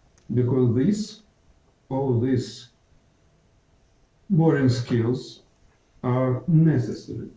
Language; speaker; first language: English; non-native, fluent; Ukrainian